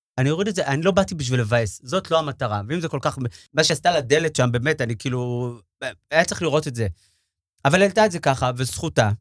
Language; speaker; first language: Hebrew; native; Hebrew